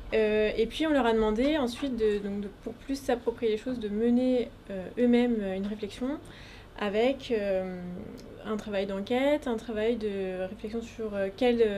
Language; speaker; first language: French; native; French